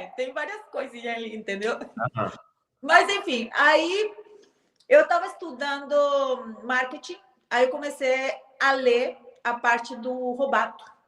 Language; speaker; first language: Portuguese; non-native, fluent; Spanish